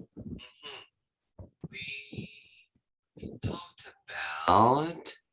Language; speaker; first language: English; non-native, learner; Japanese